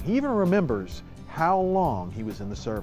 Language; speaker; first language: English; native; English